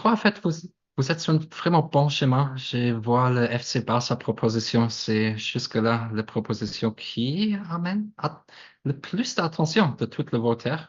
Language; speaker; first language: French; non-native, fluent; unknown